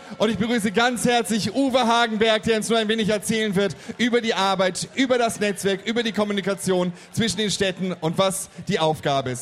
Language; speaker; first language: German; native; German